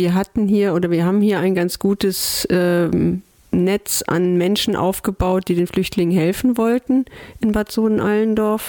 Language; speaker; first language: German; native; German